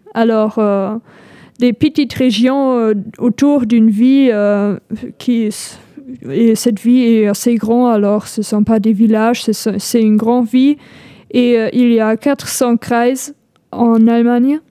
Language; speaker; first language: French; non-native, fluent; German